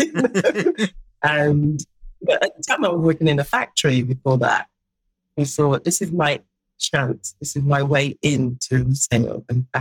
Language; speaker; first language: English; native; English